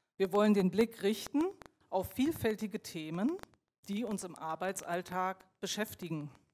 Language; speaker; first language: German; native; German